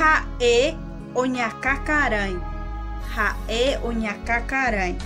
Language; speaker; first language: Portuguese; non-native, local second language; Guarani